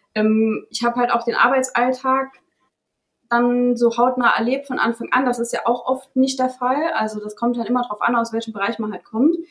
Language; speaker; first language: German; native; German